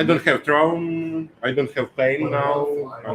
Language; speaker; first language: English; non-native, learner; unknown